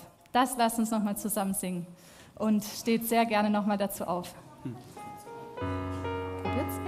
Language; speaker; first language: German; native; German